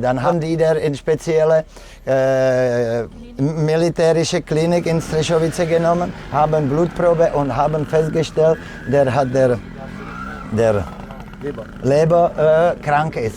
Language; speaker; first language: German; non-native, fluent; Czech